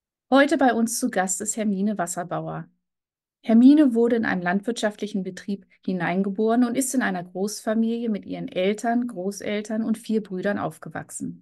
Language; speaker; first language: German; native; German